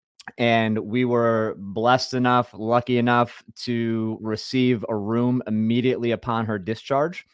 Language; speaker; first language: English; native; English